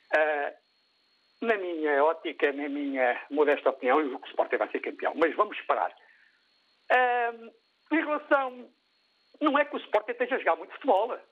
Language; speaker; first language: Portuguese; native; Portuguese